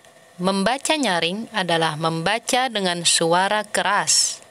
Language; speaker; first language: Indonesian; native; Indonesian